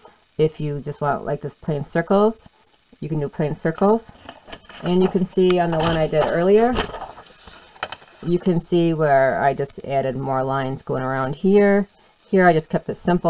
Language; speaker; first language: English; native; English